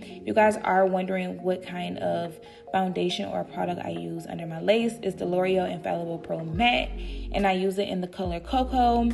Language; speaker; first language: English; native; English